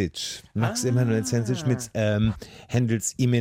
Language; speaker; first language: German; native; German